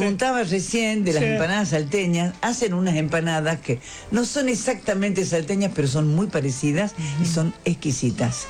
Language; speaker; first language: Spanish; native; Spanish